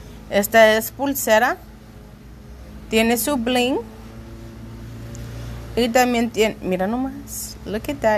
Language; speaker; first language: Spanish; early bilingual, heritage; Spanish